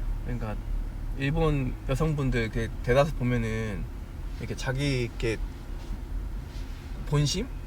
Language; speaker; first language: Korean; native; Korean